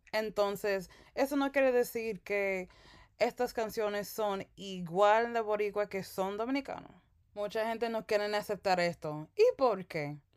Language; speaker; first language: Spanish; early bilingual, heritage; Spanish